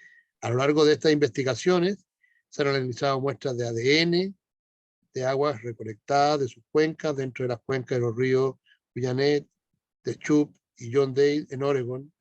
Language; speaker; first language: Spanish; native; Spanish